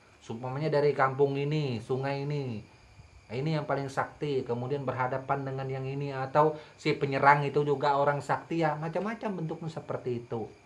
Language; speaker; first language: Indonesian; non-native, local second language; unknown